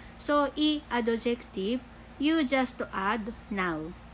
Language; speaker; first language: English; non-native, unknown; Japanese